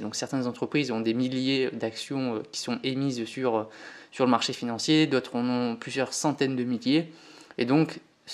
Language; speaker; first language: French; native; French